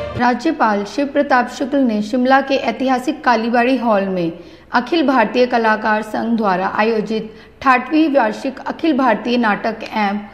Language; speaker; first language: Hindi; native; Hindi